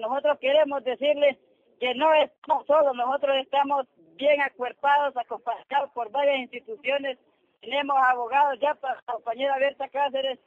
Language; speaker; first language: Spanish; native; Spanish